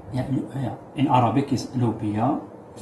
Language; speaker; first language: English; non-native, learner; Arabic